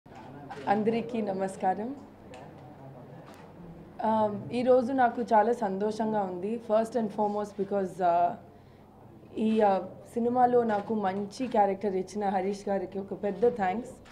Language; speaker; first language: Telugu; non-native, fluent; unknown